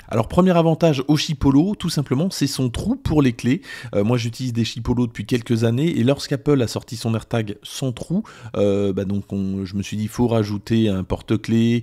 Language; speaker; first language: French; native; French